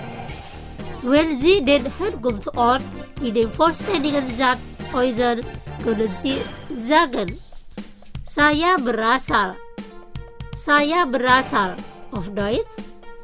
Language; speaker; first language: German; non-native, fluent; Indonesian